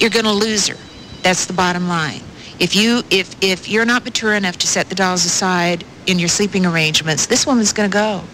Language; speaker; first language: English; native; English